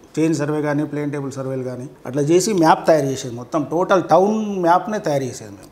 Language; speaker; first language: Telugu; native; Telugu